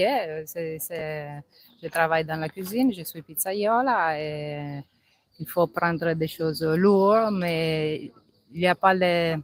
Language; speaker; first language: French; non-native, learner; Italian